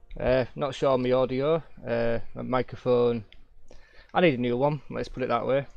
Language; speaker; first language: English; native; English